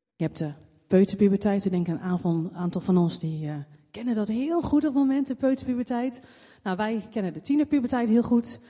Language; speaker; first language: Dutch; native; Dutch